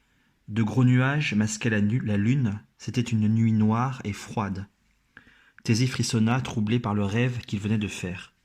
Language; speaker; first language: French; native; French